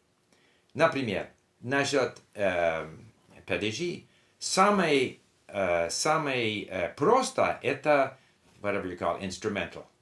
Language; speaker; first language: Russian; non-native, learner; English